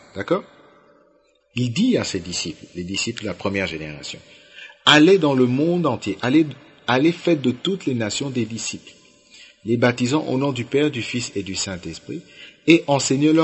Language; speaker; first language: French; non-native, local second language; Lingala